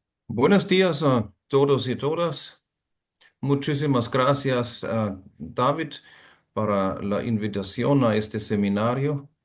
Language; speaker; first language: Spanish; non-native, fluent; German